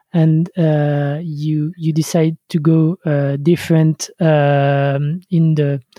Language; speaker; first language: English; non-native, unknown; French